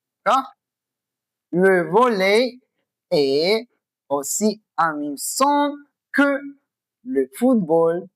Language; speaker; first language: French; non-native, fluent; Spanish